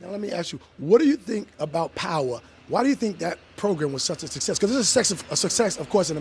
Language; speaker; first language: English; native; English